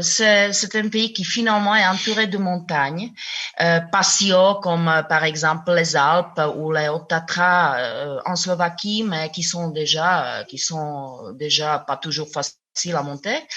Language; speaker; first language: French; non-native, fluent; Czech